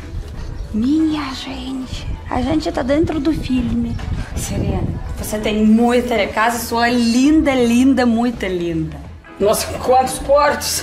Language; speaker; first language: Portuguese; non-native, fluent; Russian